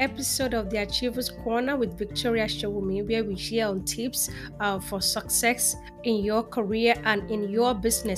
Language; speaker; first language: English; non-native, local second language; Yoruba